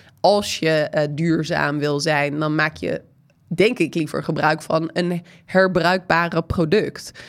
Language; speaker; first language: Dutch; non-native, fluent; English